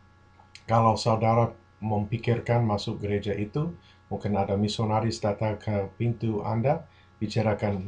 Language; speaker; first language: Indonesian; non-native, fluent; English